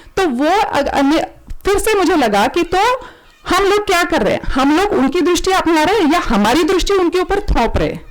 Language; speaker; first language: Hindi; non-native, local second language; Marathi